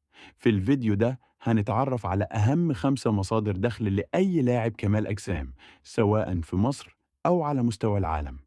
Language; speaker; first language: Arabic; native; Arabic